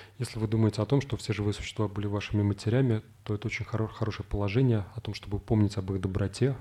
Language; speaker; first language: Russian; native; Russian